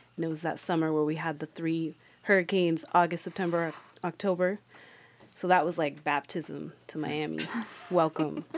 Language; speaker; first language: English; native; English